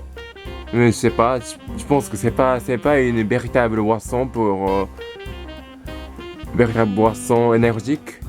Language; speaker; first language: French; non-native, learner; Japanese